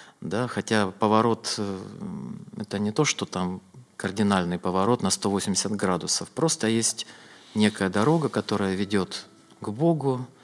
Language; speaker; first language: Russian; native; Russian